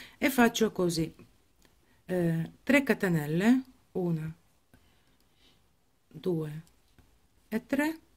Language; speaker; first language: Italian; non-native, fluent; Ukrainian